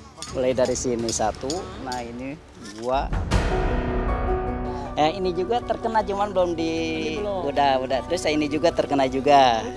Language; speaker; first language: Indonesian; native; Indonesian